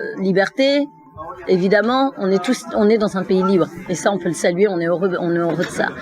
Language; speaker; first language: French; early bilingual, other home language; Fula